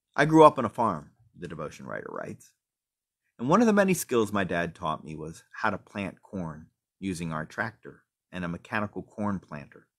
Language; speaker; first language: English; native; English